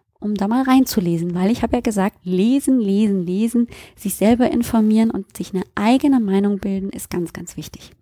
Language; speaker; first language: German; native; German